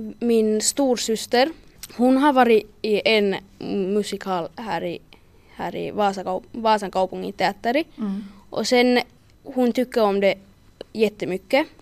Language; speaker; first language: Swedish; non-native, local second language; Finnish